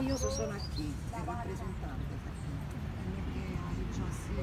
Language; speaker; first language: Spanish; non-native, learner; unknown